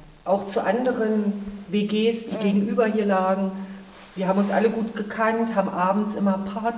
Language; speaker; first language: German; native; German